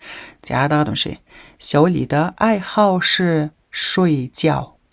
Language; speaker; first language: Chinese; non-native, fluent; Mongolian